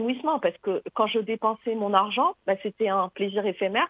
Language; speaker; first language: French; non-native, local second language; Arabic